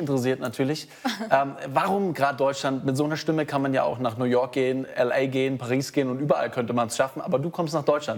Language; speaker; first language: German; native; German